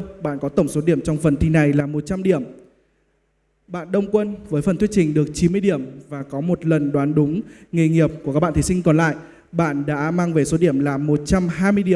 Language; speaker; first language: Vietnamese; native; Vietnamese